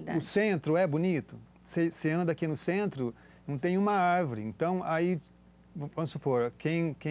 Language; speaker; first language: Portuguese; native; Portuguese